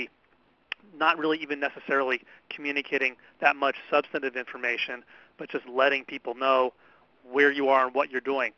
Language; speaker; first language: English; native; English